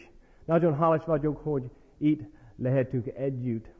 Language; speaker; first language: Hungarian; non-native, fluent; English